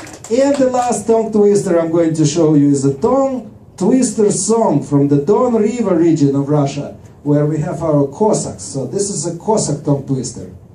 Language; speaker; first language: English; non-native, fluent; Russian